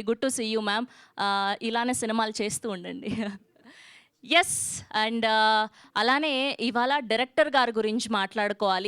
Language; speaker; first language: Telugu; native; Telugu